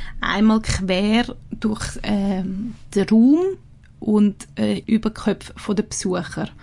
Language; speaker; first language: German; native; German